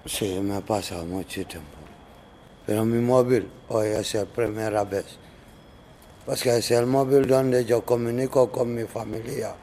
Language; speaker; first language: Spanish; non-native, learner; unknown